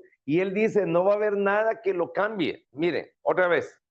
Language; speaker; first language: Spanish; native; Spanish